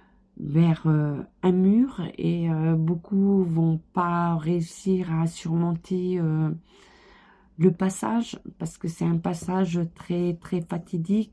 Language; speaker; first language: French; native; French